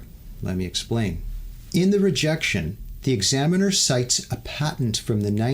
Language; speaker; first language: English; native; English